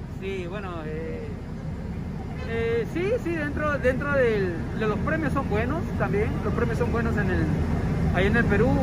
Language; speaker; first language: Spanish; native; Spanish